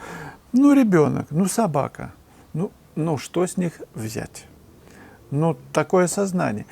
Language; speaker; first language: Russian; native; Russian